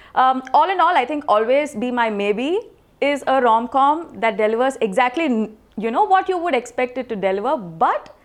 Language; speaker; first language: English; non-native, local second language; Tamil